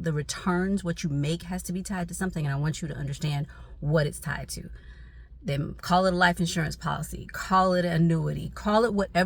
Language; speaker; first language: English; native; English